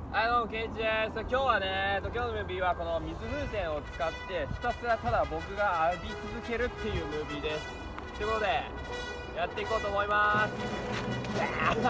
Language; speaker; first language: Japanese; native; Japanese